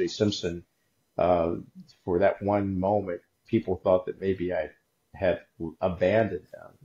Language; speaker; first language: English; native; English